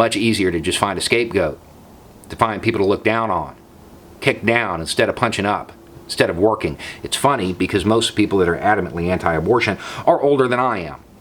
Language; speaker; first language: English; native; English